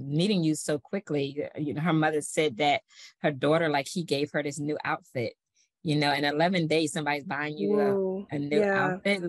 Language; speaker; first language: English; native; English